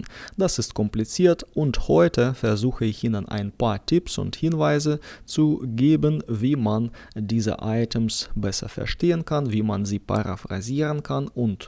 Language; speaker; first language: German; non-native, fluent; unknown